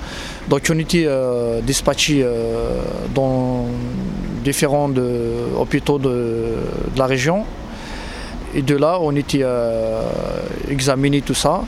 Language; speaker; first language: French; non-native, local second language; Arabic